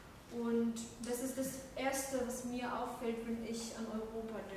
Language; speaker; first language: German; non-native, fluent; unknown